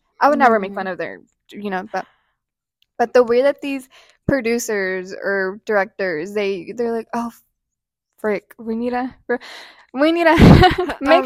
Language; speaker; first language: English; non-native, fluent; Spanish